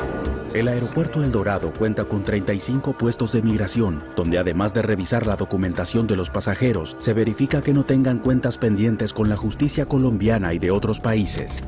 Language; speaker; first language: Spanish; native; Spanish